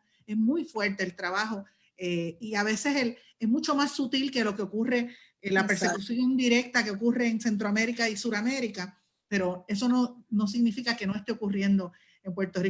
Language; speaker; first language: Spanish; native; Spanish